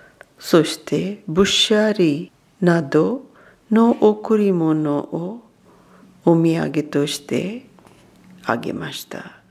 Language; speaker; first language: Japanese; non-native, fluent; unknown